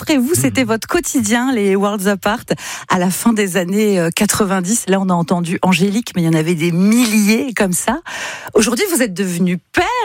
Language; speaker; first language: French; native; French